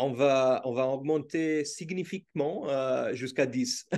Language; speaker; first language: French; non-native, fluent; Portuguese